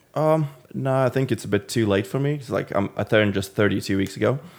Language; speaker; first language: English; non-native, fluent; Latvian